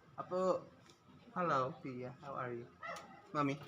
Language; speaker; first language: English; non-native, local second language; Filipino